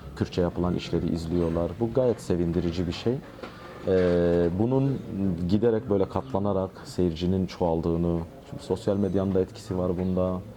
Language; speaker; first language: Turkish; non-native, local second language; Kurdish